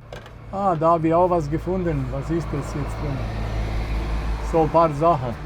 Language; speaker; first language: German; non-native, fluent; Serbian